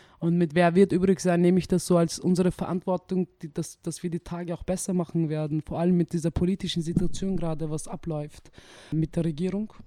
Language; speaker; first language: German; early bilingual, other home language; Turkish